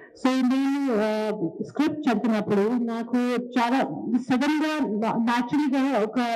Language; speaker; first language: Telugu; non-native, learner; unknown